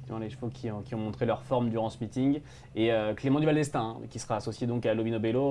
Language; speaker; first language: French; native; French